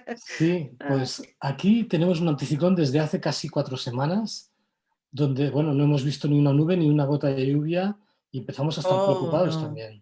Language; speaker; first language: Spanish; non-native, local second language; Catalan